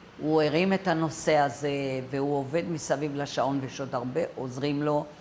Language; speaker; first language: Hebrew; early bilingual, other home language; French